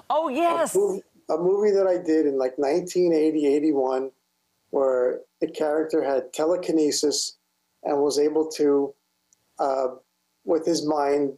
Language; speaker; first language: English; native; English